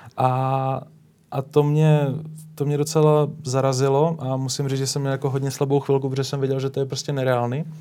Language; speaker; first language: Czech; native; Czech